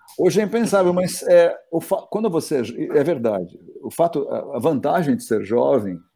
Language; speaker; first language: Portuguese; native; Portuguese